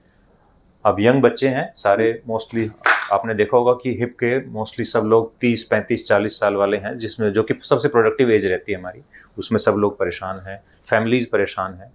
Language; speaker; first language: Hindi; native; Hindi